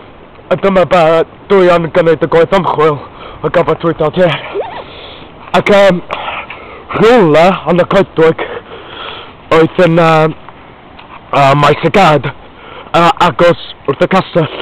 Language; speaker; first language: Welsh; non-native, learner; English